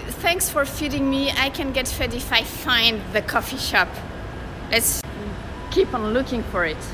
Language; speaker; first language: English; non-native, fluent; French